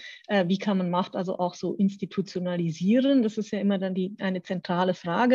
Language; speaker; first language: German; native; German